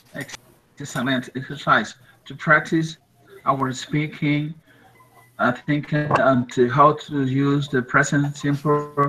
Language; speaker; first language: English; non-native, learner; Spanish